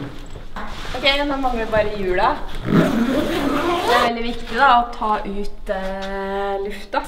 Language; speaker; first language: Norwegian; native; Norwegian